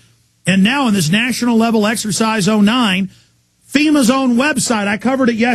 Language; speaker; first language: English; native; English